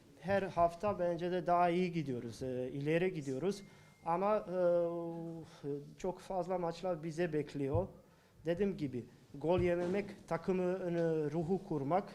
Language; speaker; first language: Turkish; non-native, learner; Bosnian